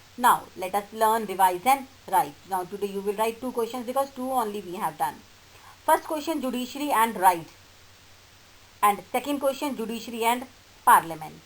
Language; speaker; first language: English; non-native, local second language; Hindi